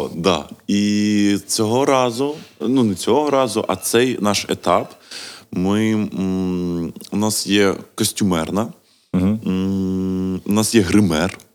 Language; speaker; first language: Ukrainian; non-native, local second language; Russian